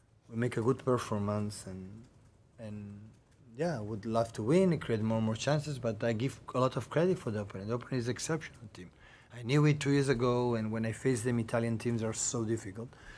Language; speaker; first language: English; non-native, fluent; Catalan